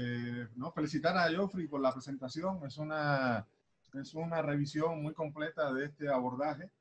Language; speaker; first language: Spanish; native; Spanish